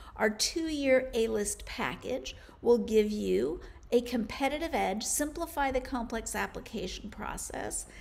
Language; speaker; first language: English; native; English